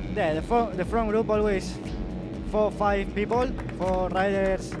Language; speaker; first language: English; non-native, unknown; Spanish